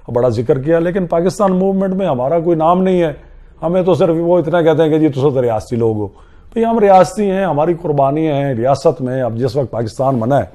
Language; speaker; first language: Urdu; non-native, local second language; Punjabi